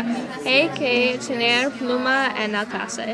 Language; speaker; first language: Spanish; non-native, learner; English